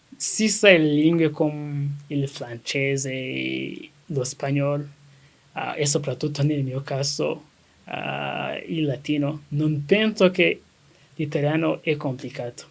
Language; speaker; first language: Italian; non-native, learner; Kinyarwanda